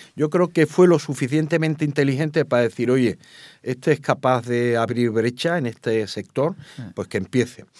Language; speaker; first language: Spanish; native; Spanish